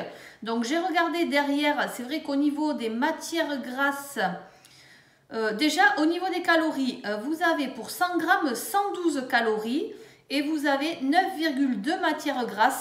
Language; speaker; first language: French; native; French